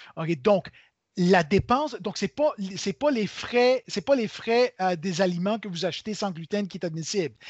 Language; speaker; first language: French; native; French